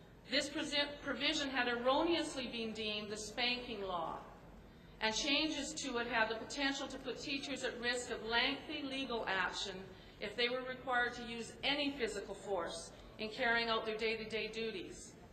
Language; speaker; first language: English; native; English